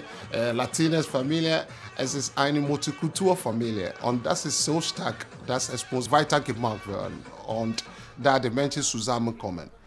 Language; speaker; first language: German; non-native, fluent; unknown